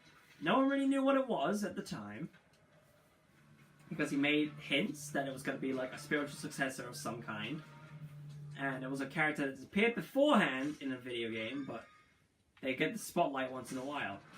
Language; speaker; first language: English; native; English